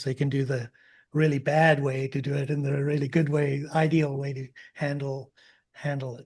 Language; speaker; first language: English; native; English